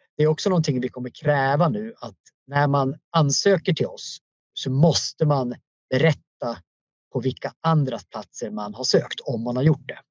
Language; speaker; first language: Swedish; native; Swedish